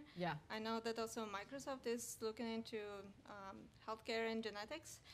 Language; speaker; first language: English; non-native, fluent; Spanish